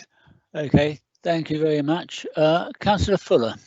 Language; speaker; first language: English; native; English